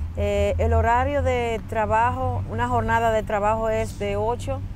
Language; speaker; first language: Spanish; native; Spanish